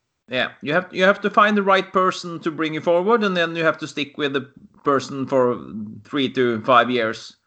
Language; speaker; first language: English; non-native, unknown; Norwegian